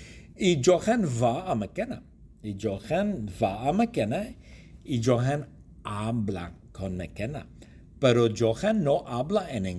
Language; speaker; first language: Spanish; non-native, fluent; English